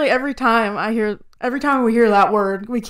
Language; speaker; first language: English; native; English